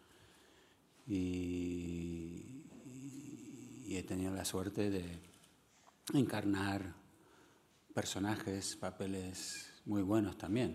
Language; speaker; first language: Spanish; early bilingual, other home language; English